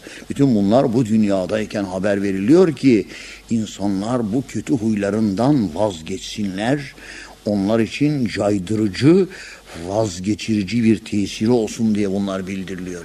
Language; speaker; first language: Turkish; native; Turkish